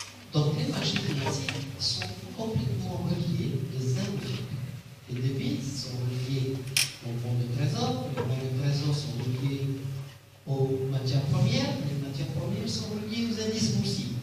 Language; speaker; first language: French; non-native, local second language; Arabic